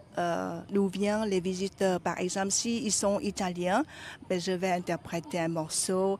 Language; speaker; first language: French; non-native, fluent; Vietnamese